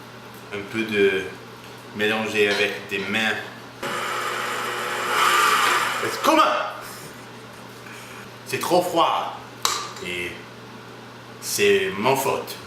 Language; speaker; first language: French; non-native, learner; English